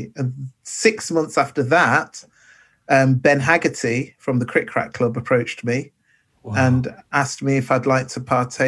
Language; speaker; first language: English; native; English